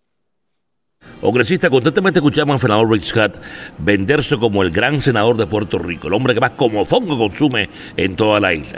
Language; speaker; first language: Spanish; native; Spanish